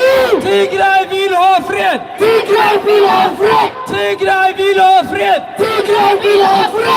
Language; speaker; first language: Swedish; early bilingual, other home language; Tigrinya